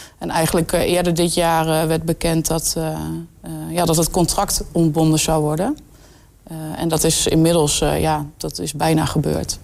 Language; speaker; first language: Dutch; native; Dutch